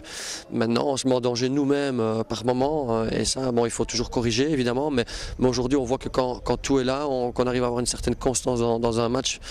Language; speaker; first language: French; native; French